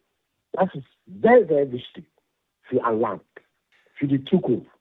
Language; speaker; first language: German; non-native, fluent; French